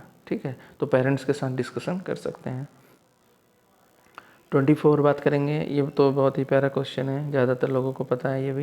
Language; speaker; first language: Hindi; native; Hindi